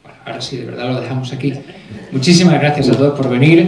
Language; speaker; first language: Spanish; native; Spanish